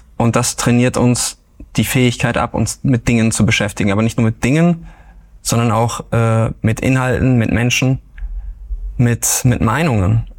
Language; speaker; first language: German; native; German